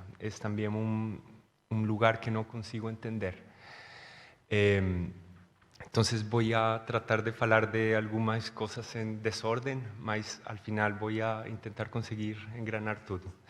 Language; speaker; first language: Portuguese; non-native, learner; Spanish